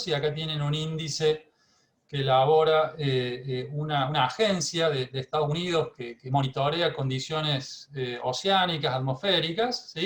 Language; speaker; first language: Spanish; native; Spanish